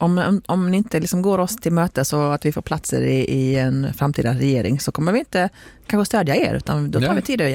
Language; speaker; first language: Swedish; native; Swedish